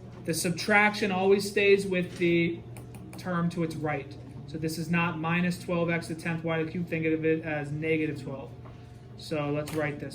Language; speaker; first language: English; native; English